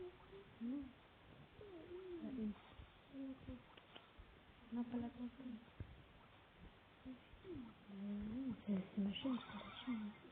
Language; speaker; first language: French; native; French